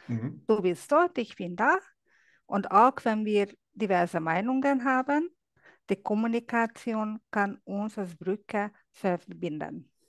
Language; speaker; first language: German; non-native, fluent; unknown